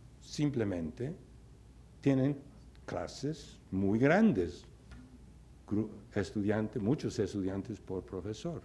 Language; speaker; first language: Spanish; non-native, fluent; English